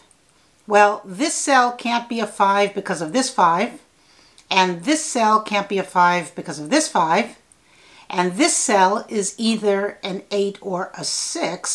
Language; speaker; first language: English; native; English